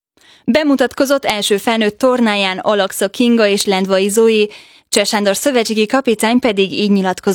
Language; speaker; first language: Hungarian; native; Hungarian